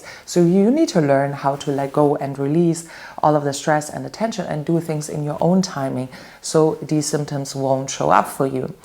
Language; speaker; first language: English; non-native, fluent; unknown